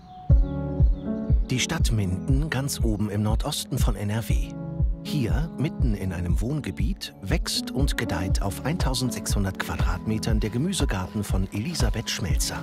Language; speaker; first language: German; native; German